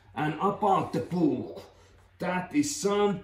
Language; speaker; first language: English; non-native, learner; Finnish